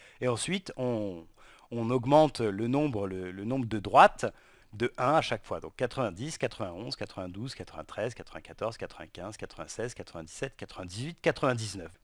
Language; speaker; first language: French; native; French